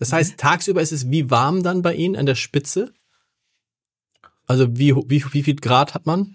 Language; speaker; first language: German; native; German